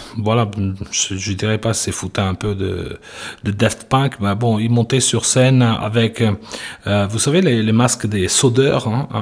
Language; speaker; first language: French; non-native, fluent; Italian